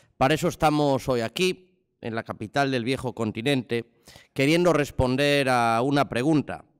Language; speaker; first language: Spanish; native; Spanish